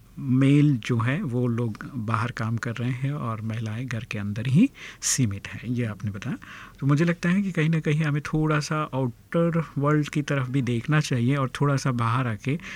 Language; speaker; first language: Hindi; native; Hindi